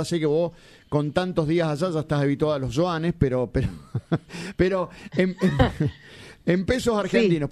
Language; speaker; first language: Spanish; native; Spanish